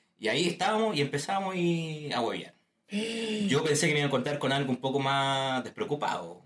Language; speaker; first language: Spanish; native; Spanish